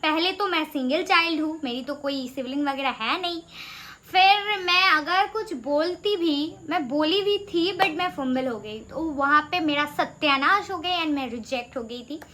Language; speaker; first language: Hindi; non-native, local second language; Bangla